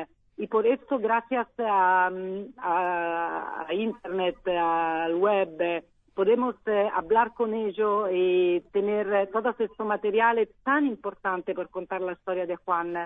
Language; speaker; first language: Spanish; non-native, learner; Italian